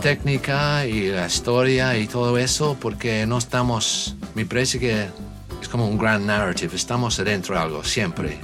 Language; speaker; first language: Spanish; non-native, learner; English